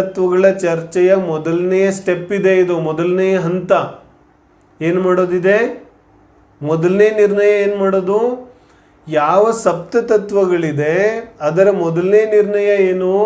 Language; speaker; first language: Kannada; non-native, local second language; Hindi